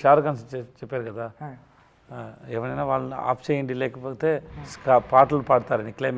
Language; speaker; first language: Telugu; non-native, learner; Tamil